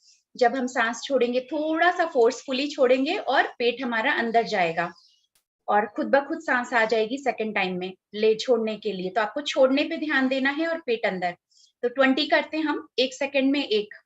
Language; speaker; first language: Hindi; native; Hindi